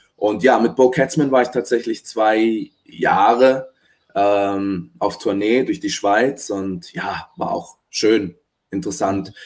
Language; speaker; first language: German; early bilingual, other home language; Italian